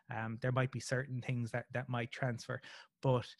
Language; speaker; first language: English; native; English